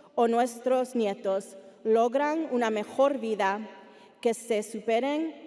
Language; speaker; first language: Spanish; early bilingual, heritage; Spanish